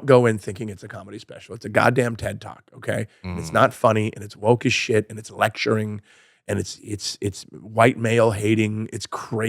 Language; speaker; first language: English; native; English